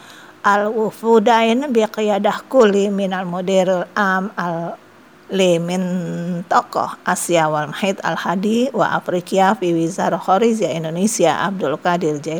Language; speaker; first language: Arabic; non-native, fluent; Indonesian